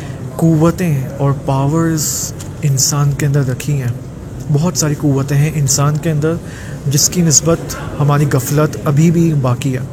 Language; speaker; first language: Urdu; native; Urdu